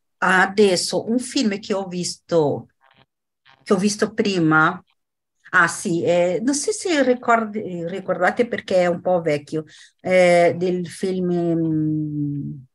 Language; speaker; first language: Italian; non-native, fluent; Portuguese